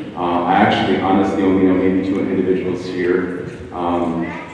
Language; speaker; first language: English; native; English